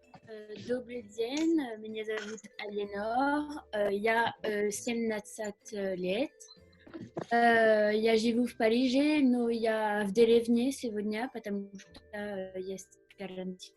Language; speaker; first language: Russian; non-native, learner; French